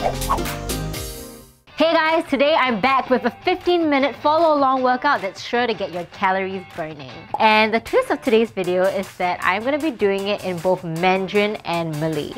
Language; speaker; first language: English; native; English